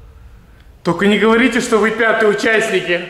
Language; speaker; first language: Russian; native; Russian